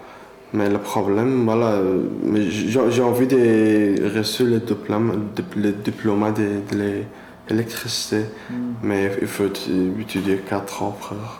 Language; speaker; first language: French; non-native, learner; Persian